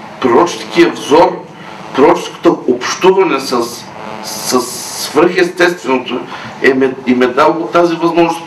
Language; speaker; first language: Bulgarian; native; Bulgarian